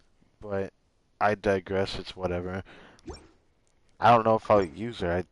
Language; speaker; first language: English; native; English